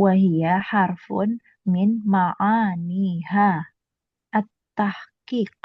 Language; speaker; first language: Arabic; non-native, learner; Indonesian